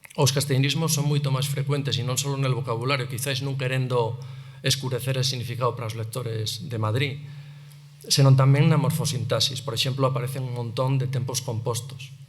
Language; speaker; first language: Galician; native; Galician